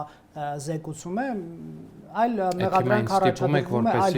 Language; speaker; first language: Armenian; native; Armenian